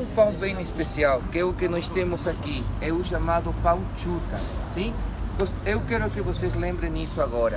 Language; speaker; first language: Portuguese; non-native, learner; Spanish